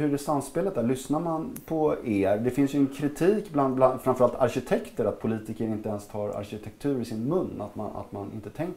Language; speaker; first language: Swedish; native; Swedish